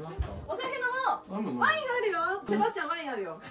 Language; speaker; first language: Japanese; native; Japanese